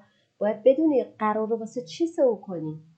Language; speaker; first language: Persian; native; Persian